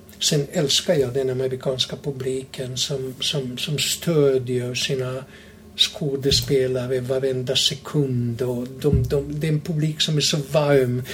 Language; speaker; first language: Swedish; non-native, fluent; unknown